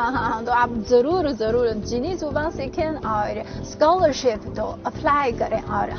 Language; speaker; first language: Hindi; non-native, fluent; Chinese